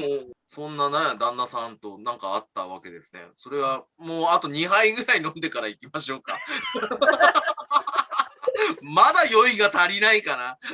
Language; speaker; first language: Japanese; native; Japanese